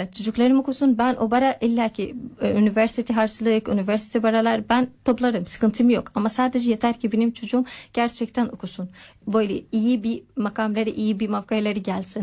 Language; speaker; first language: Turkish; non-native, learner; Arabic